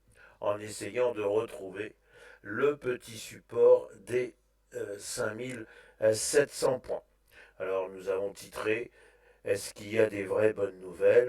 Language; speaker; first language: French; native; French